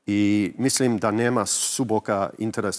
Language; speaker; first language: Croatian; early bilingual, heritage; English